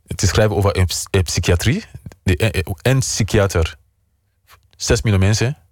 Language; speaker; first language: Dutch; non-native, fluent; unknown